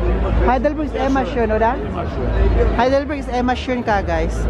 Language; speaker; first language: German; non-native, learner; Filipino